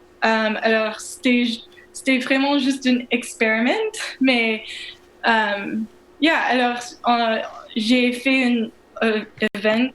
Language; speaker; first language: French; non-native, learner; English